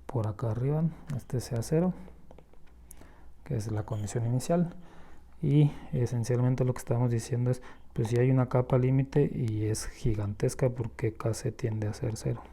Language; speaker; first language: Spanish; native; Spanish